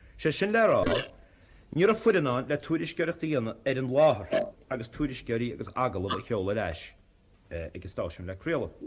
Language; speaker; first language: Irish; native; Irish